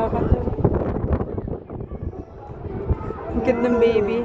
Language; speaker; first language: Filipino; native; Filipino